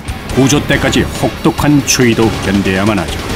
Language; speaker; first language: Korean; native; Korean